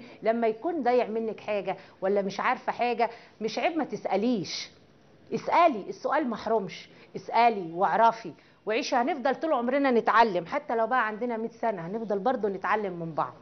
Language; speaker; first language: Arabic; native; Arabic